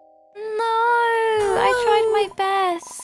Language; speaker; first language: English; native; English